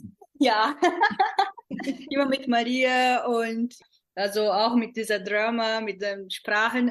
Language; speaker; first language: German; non-native, fluent; Portuguese